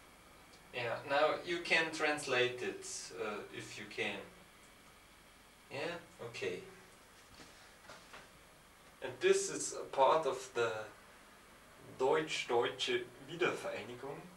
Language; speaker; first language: English; non-native, learner; German